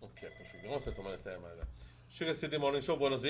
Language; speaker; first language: Spanish; native; Spanish